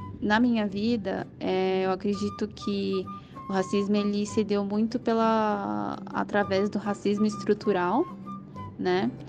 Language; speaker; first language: Portuguese; native; Portuguese